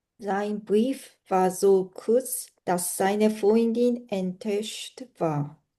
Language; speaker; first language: German; non-native, learner; Korean